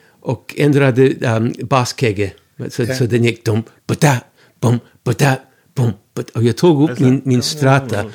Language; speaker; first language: Swedish; non-native, fluent; English